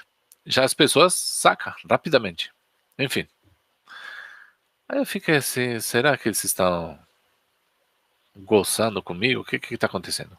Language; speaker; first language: Portuguese; non-native, fluent; Spanish